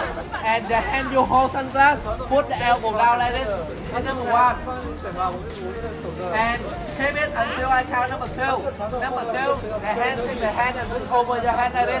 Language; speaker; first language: English; non-native, learner; Vietnamese